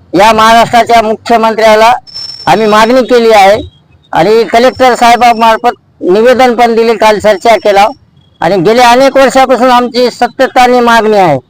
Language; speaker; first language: Marathi; non-native, local second language; Lambadi